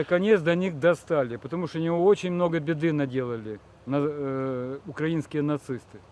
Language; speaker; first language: Russian; native; Russian